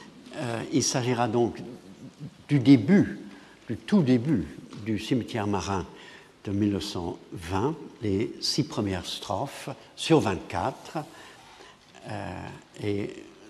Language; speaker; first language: French; non-native, fluent; English